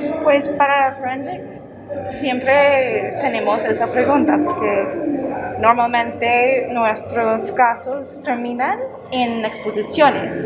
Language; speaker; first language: Spanish; non-native, fluent; English